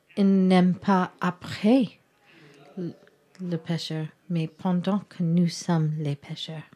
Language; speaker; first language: French; non-native, learner; English